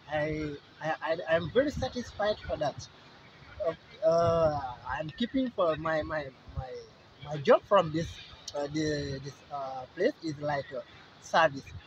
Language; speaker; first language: English; non-native, learner; Wolof